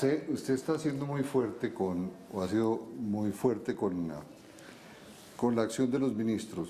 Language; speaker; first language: Spanish; native; Spanish